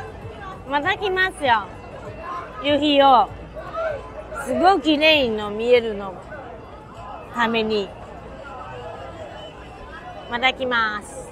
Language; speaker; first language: Japanese; non-native, fluent; Chinese